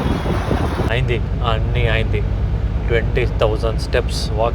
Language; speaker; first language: Telugu; non-native, learner; Kannada